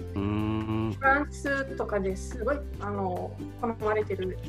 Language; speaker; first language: Japanese; non-native, fluent; Romanian